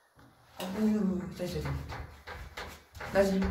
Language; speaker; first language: French; native; French